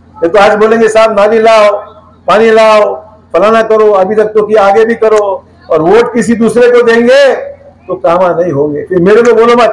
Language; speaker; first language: Hindi; non-native, local second language; Marathi